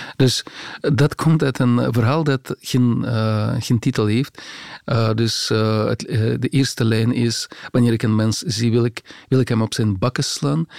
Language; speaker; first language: Dutch; non-native, fluent; Russian